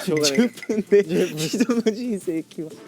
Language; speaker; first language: Japanese; native; Japanese